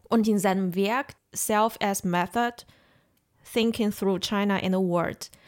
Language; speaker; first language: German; non-native, fluent; Chinese